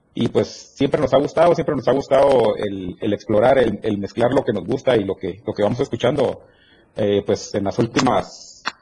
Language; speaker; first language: Spanish; native; Spanish